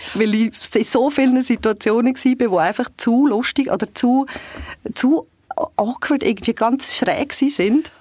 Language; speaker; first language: German; early bilingual, other home language; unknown